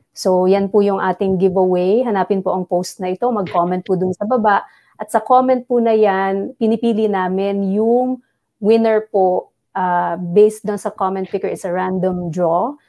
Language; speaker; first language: Filipino; non-native, local second language; Bikol